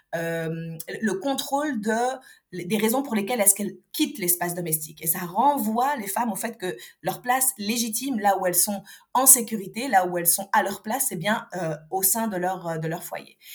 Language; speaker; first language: French; non-native, local second language; Arabic